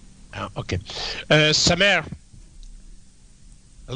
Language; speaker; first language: English; non-native, learner; Italian